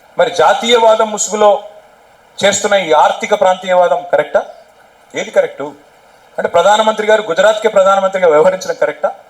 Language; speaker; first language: Telugu; native; Telugu